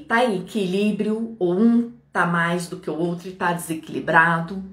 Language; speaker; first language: Portuguese; native; Portuguese